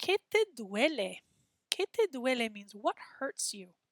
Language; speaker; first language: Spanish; non-native, fluent; English